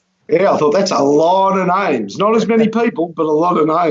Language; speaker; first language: English; native; English